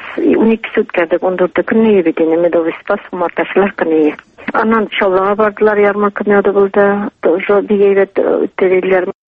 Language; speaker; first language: Tatar; native; Tatar